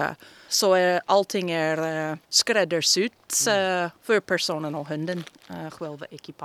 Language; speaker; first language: Swedish; non-native, fluent; English